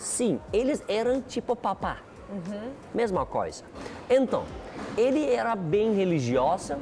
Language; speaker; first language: Portuguese; non-native, learner; Turkish